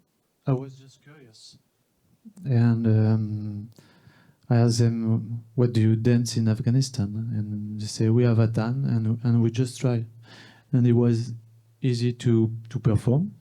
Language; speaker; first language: English; non-native, learner; French